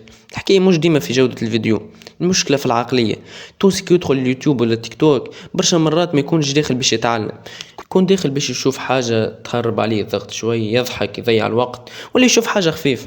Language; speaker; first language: Arabic; native; Arabic